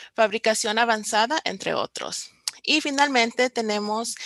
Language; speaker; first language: Spanish; early bilingual, heritage; Spanish